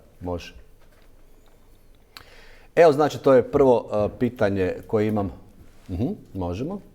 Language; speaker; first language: Croatian; native; Croatian